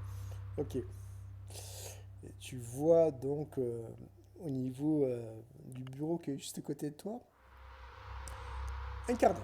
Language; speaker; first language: French; native; French